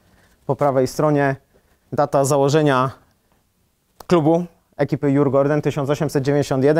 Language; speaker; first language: Polish; native; Polish